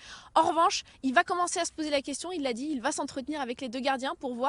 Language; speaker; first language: French; native; French